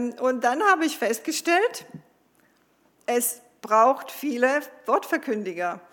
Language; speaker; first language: German; non-native, fluent; Croatian